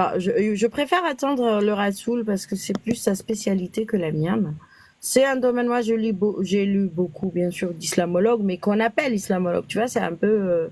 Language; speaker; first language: French; native; French